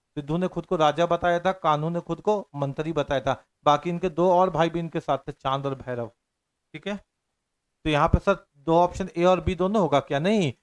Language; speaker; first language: Hindi; native; Hindi